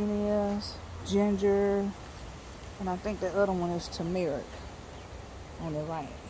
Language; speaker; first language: English; native; English